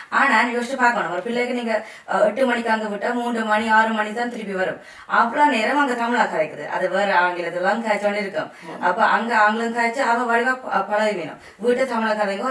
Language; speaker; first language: Tamil; early bilingual, heritage; Tamil